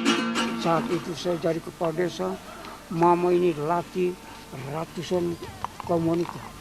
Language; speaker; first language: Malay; non-native, local second language; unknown